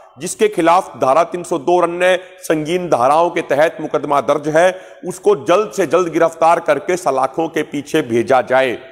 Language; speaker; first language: Hindi; non-native, local second language; Punjabi